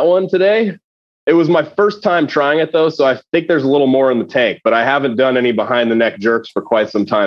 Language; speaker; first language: English; native; English